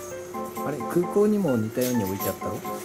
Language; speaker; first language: Japanese; native; Japanese